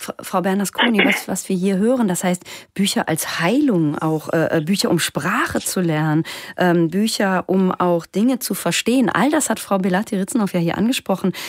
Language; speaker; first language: German; native; German